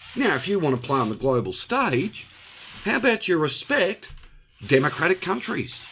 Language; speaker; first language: English; native; English